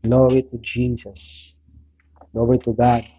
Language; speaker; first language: English; non-native, local second language; Filipino